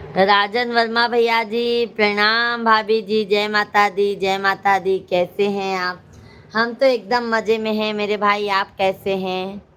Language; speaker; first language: Hindi; native; Hindi